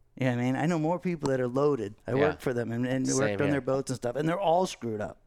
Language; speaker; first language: English; native; English